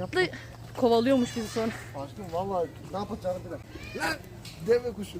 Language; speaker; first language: Turkish; native; Turkish